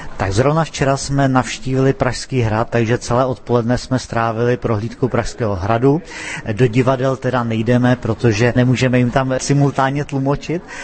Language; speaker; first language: Czech; native; Czech